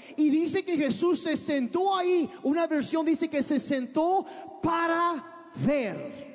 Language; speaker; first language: Spanish; early bilingual, other home language; English